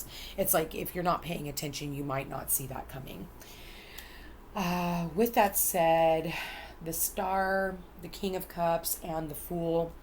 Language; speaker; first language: English; native; English